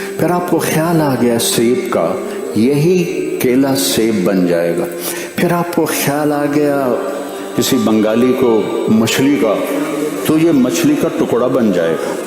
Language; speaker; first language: Urdu; non-native, local second language; Punjabi